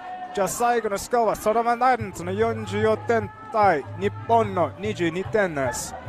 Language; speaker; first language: Japanese; non-native, learner; English